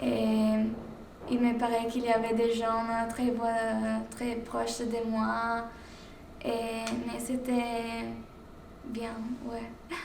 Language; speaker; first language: French; non-native, fluent; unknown